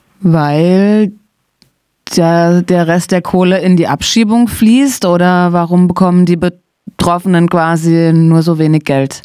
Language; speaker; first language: German; native; German